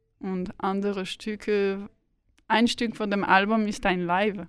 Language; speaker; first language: German; non-native, learner; French